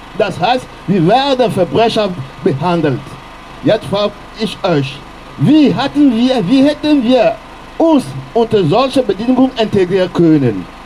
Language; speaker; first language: German; non-native, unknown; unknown